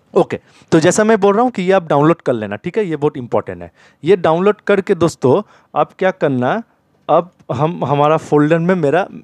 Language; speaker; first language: Hindi; non-native, local second language; Bangla